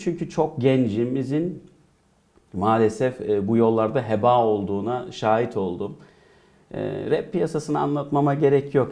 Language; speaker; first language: Turkish; early bilingual, heritage; Turkish